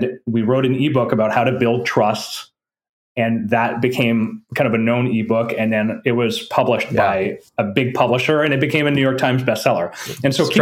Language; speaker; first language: English; non-native, fluent; French